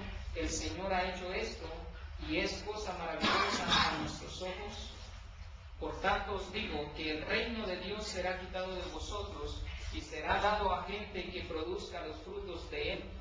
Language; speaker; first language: Spanish; native; Spanish